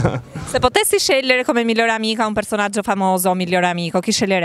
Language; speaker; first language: Italian; native; Italian